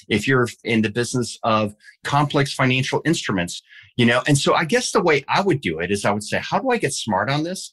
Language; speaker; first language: English; non-native, fluent; Danish